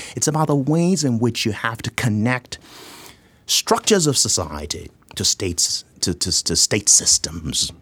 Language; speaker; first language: English; non-native, local second language; Yoruba